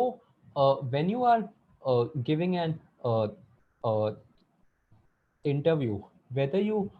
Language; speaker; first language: English; non-native, local second language; Hindi